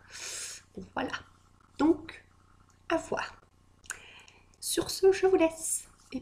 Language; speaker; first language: French; native; French